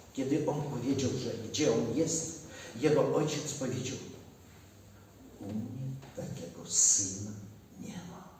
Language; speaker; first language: Polish; non-native, learner; Ukrainian